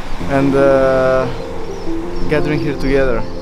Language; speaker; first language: English; non-native, fluent; Italian